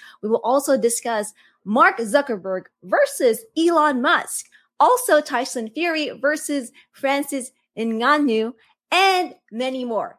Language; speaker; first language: English; non-native, local second language; Filipino